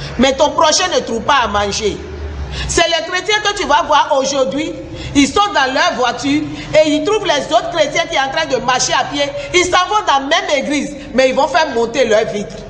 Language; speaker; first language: French; non-native, local second language; Susu